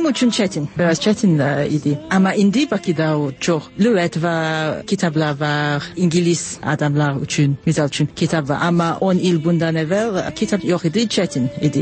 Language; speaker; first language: Azerbaijani; non-native, learner; English